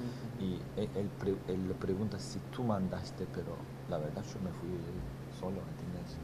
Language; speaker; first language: Spanish; non-native, learner; Turkish